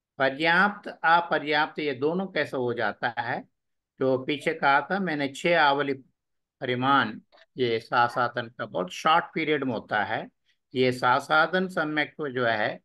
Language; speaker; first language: Hindi; non-native, local second language; Tamil